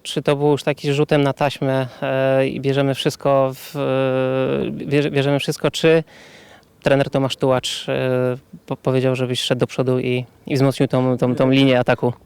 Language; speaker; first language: Polish; native; Polish